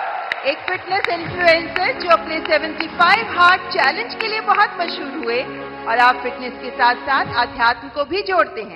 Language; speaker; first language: Hindi; native; Hindi